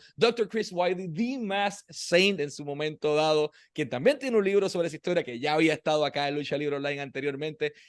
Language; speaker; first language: Spanish; native; Spanish